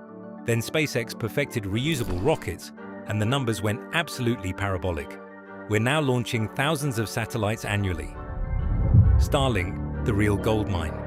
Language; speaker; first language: English; native; English